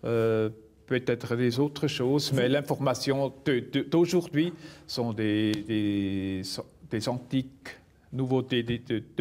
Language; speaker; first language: French; non-native, local second language; German